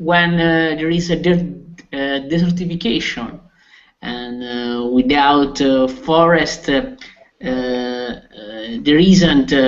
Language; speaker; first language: English; non-native, learner; Italian